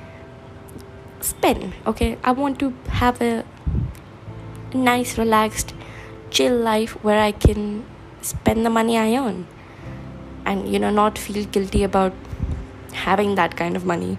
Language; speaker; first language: English; non-native, local second language; Hindi